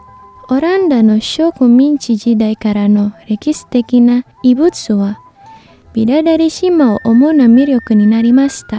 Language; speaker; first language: Japanese; non-native, fluent; Indonesian